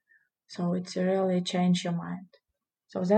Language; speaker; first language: English; non-native, learner; Russian